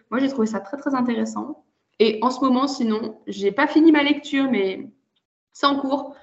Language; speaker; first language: French; native; French